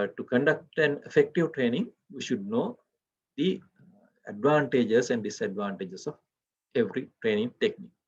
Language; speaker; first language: English; non-native, local second language; Sinhala